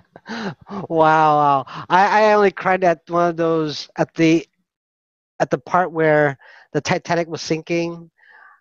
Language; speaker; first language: English; non-native, fluent; Filipino